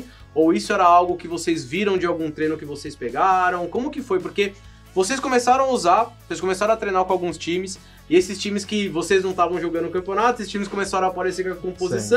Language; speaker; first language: Portuguese; native; Portuguese